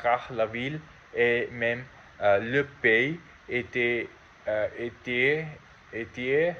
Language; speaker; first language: French; non-native, learner; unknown